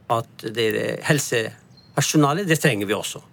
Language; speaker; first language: Norwegian; non-native, fluent; Punjabi